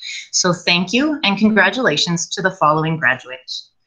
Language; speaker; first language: English; native; English